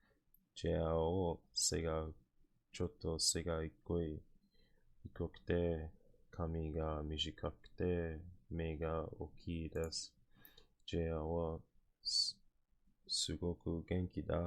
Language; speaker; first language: Japanese; non-native, learner; English